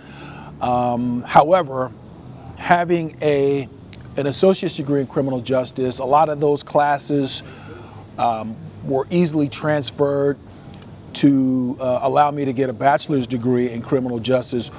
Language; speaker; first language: English; native; English